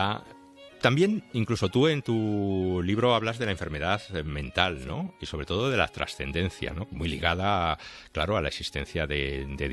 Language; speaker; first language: Spanish; native; Spanish